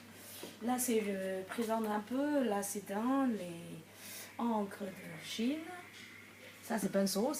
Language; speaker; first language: French; non-native, learner; Chinese